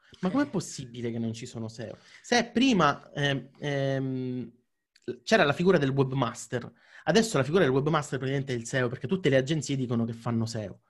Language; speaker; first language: Italian; native; Italian